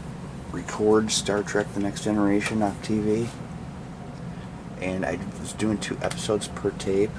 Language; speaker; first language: English; native; English